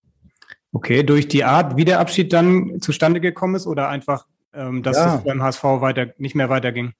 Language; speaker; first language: German; native; German